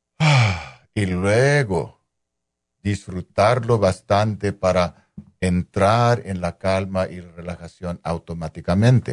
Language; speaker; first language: Spanish; non-native, local second language; English